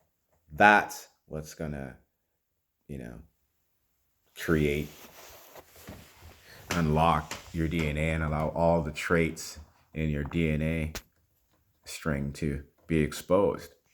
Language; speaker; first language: English; native; English